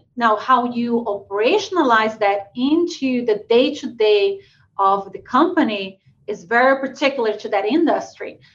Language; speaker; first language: English; non-native, fluent; Portuguese